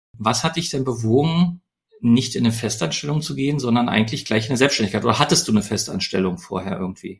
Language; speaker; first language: German; native; German